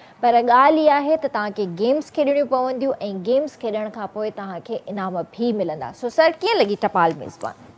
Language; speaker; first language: Sindhi; native; Sindhi